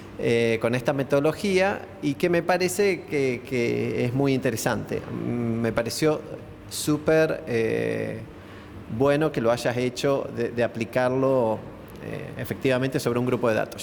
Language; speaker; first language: Spanish; native; Spanish